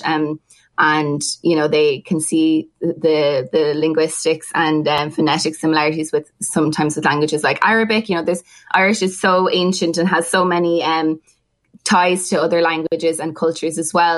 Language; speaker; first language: English; native; English